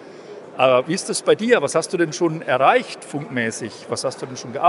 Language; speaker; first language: German; native; German